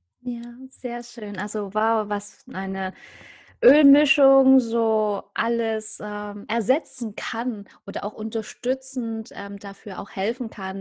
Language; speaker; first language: German; native; German